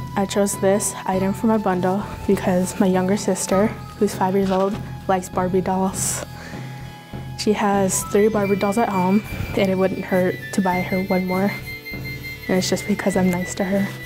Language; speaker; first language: English; native; English